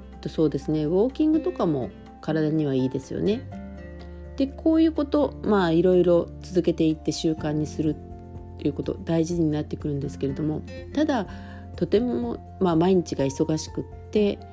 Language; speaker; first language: Japanese; native; Japanese